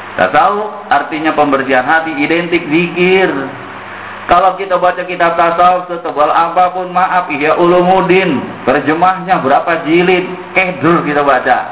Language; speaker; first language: Indonesian; native; Indonesian